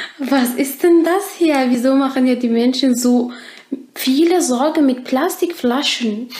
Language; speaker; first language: German; non-native, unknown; Turkish